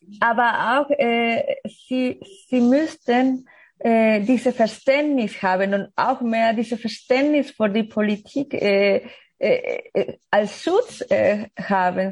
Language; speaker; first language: German; non-native, learner; Spanish